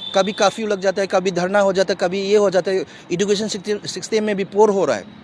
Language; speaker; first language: Hindi; non-native, local second language; Manipuri